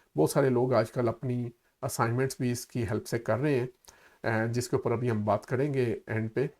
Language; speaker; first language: Urdu; native; Urdu